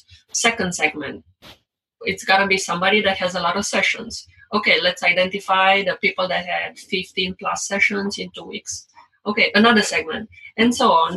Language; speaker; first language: English; non-native, fluent; Romanian